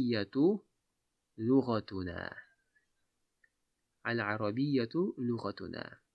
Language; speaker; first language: Arabic; non-native, fluent; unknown